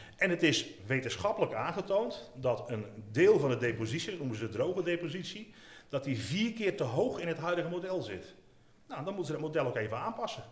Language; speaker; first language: Dutch; native; Dutch